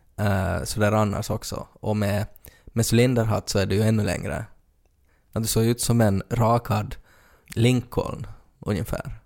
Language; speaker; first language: Swedish; native; Swedish